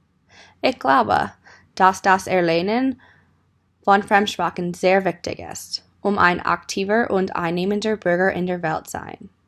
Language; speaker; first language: German; non-native, learner; English